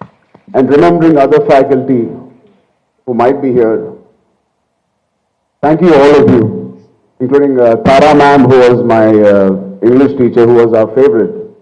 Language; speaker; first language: English; non-native, local second language; Telugu